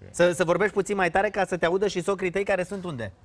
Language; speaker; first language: Romanian; native; Romanian